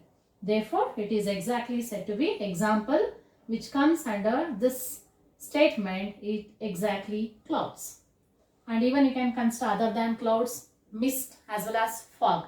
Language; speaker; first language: English; non-native, local second language; Kannada